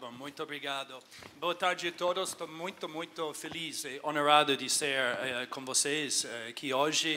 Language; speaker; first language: Portuguese; non-native, fluent; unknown